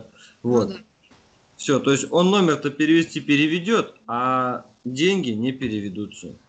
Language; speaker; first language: Russian; native; Russian